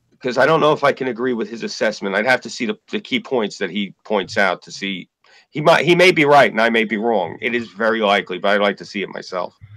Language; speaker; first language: English; native; English